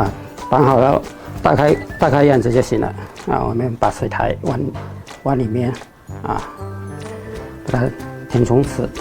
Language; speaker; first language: Chinese; native; Chinese